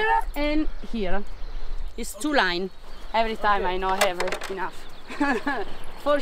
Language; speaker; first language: English; non-native, learner; Italian